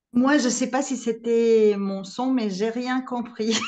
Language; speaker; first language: French; non-native, fluent; Spanish